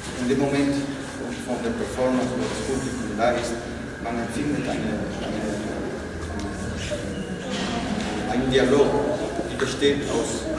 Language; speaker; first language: German; non-native, fluent; Spanish